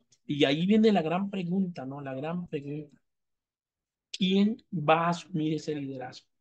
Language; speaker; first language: Spanish; native; Spanish